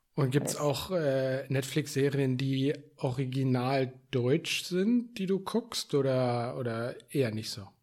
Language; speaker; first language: German; native; German